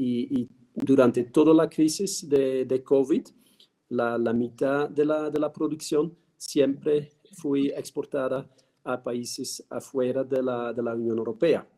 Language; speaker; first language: Spanish; non-native, fluent; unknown